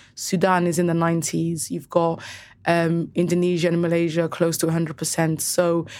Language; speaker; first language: English; native; English